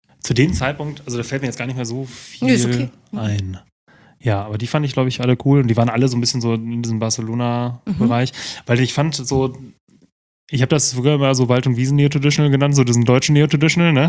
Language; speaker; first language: German; native; German